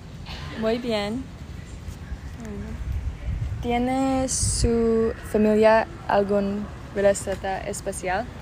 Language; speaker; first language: Spanish; non-native, learner; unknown